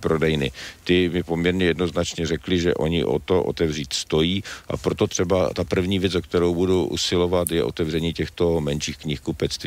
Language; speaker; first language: Czech; native; Czech